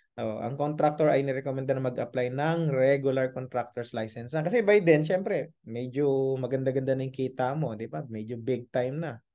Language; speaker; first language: Filipino; non-native, local second language; Iloko